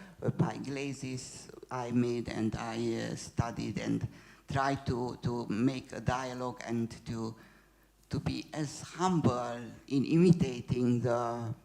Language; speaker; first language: English; non-native, fluent; Hungarian